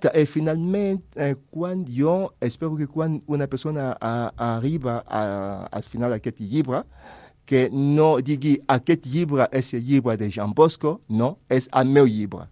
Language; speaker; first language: Catalan; non-native, fluent; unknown